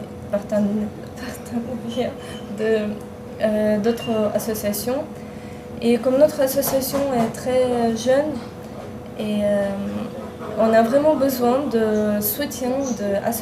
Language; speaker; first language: French; non-native, fluent; Ukrainian